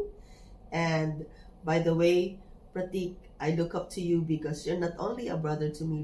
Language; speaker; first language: English; non-native, local second language; Filipino